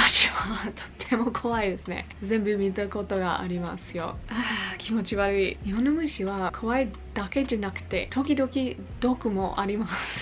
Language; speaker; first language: Japanese; non-native, learner; English